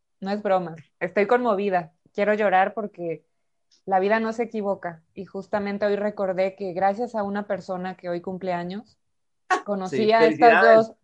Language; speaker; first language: Spanish; native; Spanish